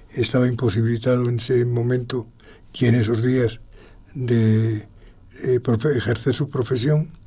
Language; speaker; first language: Spanish; native; Spanish